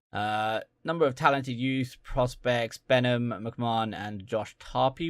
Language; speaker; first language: English; native; English